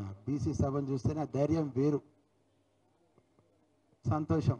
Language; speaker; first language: Telugu; native; Telugu